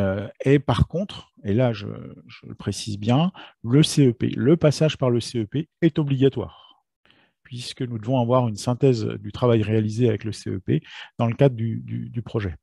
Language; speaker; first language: French; native; French